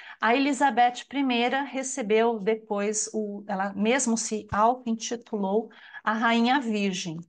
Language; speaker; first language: Portuguese; native; Portuguese